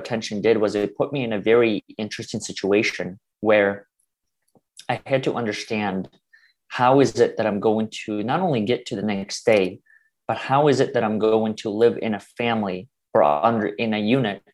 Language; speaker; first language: English; early bilingual, other home language; Russian